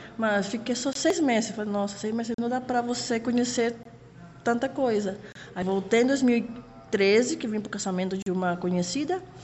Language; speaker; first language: Portuguese; non-native, fluent; Spanish